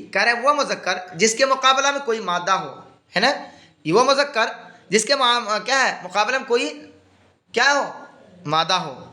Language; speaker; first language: Urdu; native; Urdu